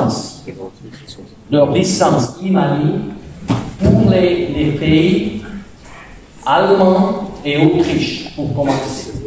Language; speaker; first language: French; non-native, fluent; German